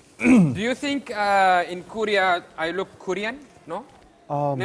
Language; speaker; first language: English; non-native, learner; Arabic